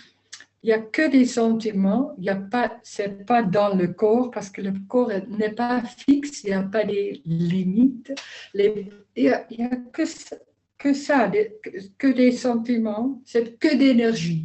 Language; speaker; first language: French; non-native, learner; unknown